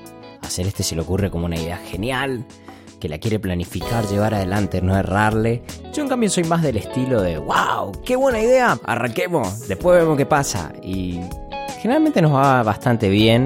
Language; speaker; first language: Spanish; native; Spanish